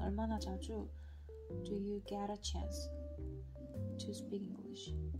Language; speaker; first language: English; non-native, learner; Korean